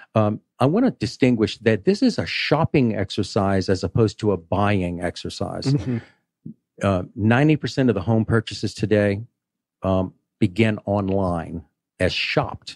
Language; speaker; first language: English; native; English